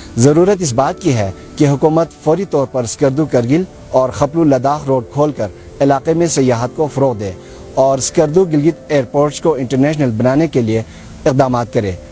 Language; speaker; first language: Urdu; non-native, local second language; Balti